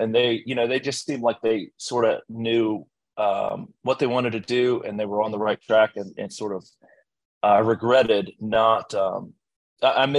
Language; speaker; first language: English; native; English